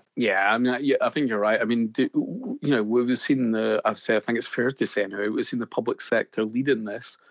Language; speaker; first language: English; native; English